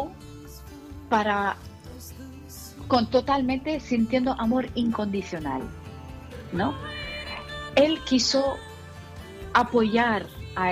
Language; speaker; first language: Spanish; non-native, fluent; Telugu